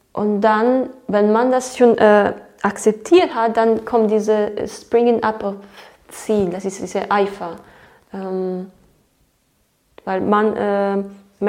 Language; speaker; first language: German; non-native, fluent; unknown